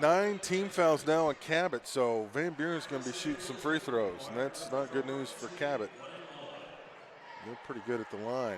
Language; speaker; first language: English; native; English